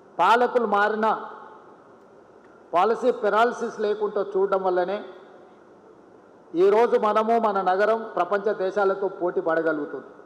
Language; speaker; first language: Telugu; native; Telugu